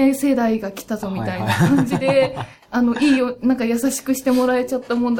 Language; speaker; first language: Japanese; native; Japanese